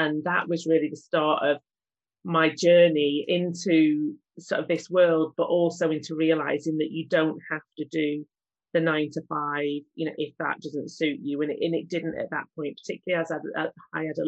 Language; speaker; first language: English; native; English